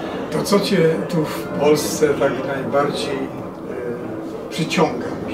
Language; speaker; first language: Polish; native; Polish